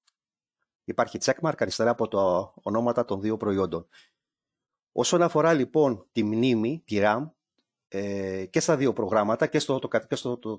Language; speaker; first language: Greek; native; Greek